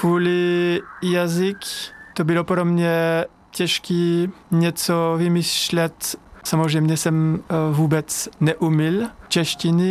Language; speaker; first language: Czech; non-native, learner; French